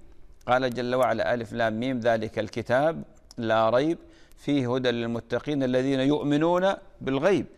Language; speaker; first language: Arabic; native; Arabic